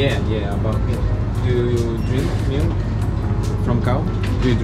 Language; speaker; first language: English; non-native, learner; Russian